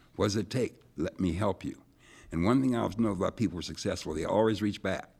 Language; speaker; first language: English; native; English